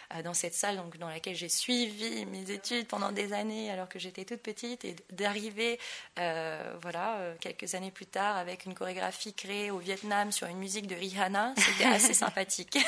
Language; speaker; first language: French; native; French